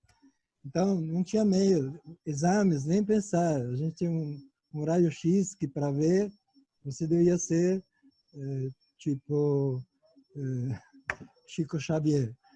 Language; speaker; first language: Portuguese; non-native, fluent; Italian